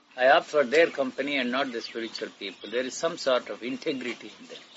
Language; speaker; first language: English; non-native, local second language; Telugu